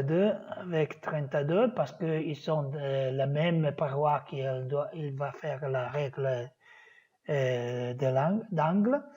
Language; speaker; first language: French; non-native, fluent; Italian